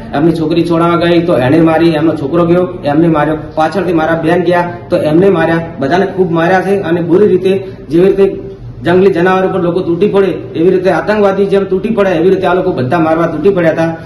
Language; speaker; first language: Gujarati; native; Gujarati